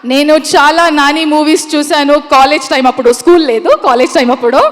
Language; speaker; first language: Telugu; non-native, learner; Kannada